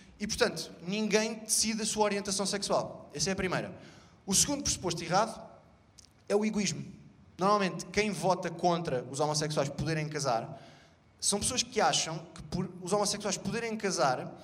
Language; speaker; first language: Portuguese; native; Portuguese